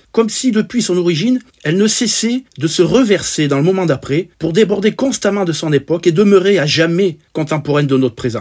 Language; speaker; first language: French; native; French